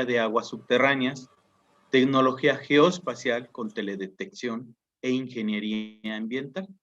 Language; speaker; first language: Spanish; native; Spanish